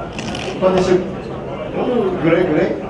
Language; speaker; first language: English; non-native, learner; Japanese